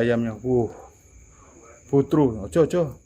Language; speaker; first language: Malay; non-native, local second language; Javanese